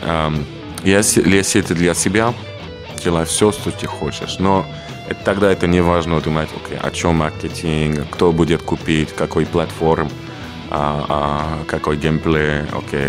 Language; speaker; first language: Russian; non-native, learner; French